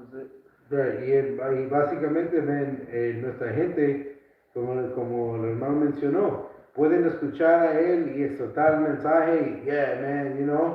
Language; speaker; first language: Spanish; early bilingual, heritage; Spanish